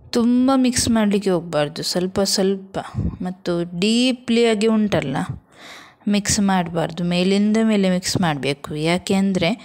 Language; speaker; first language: Kannada; non-native, local second language; Konkani